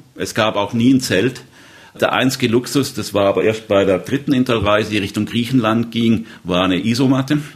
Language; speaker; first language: German; native; German